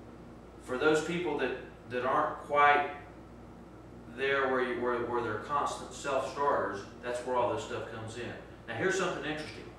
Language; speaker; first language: English; native; English